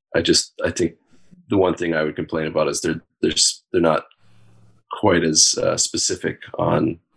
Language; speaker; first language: English; native; English